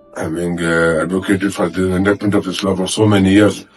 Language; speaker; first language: English; non-native, local second language; Urdu